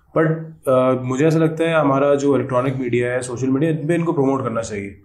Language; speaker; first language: Urdu; native; Urdu